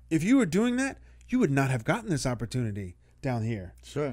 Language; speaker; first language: English; native; English